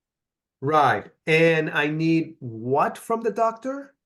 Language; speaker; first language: English; native; English